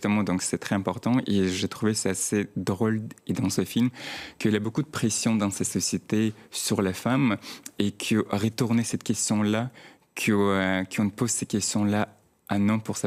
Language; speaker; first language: French; non-native, fluent; Chechen